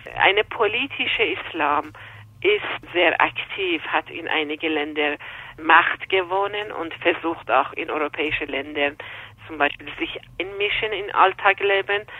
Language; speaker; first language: German; non-native, fluent; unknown